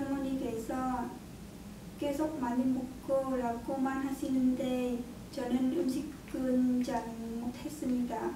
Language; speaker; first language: Korean; non-native, learner; Vietnamese